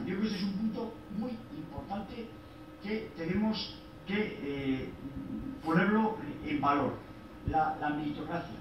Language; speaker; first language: Spanish; native; Spanish